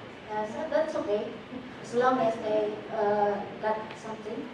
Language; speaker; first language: English; non-native, fluent; Indonesian